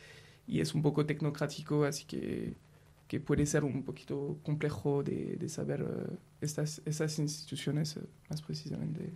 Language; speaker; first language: Spanish; non-native, learner; French